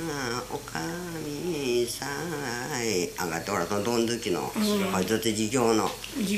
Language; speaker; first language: Japanese; native; Japanese